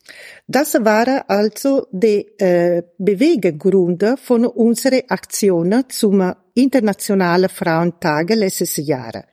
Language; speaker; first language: German; non-native, fluent; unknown